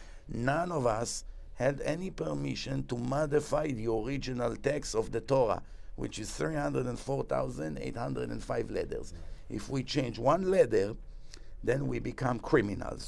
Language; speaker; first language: English; non-native, fluent; Hebrew